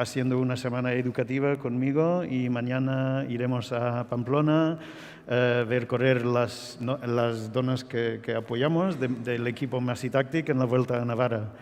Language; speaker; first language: Spanish; non-native, fluent; English